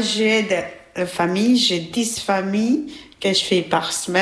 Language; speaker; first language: French; non-native, learner; Albanian